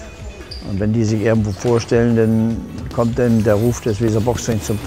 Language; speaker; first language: German; native; German